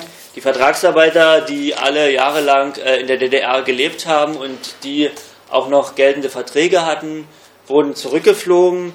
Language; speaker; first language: German; native; German